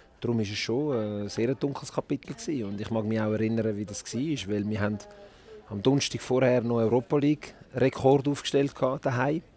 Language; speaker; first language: German; early bilingual, other home language; Italian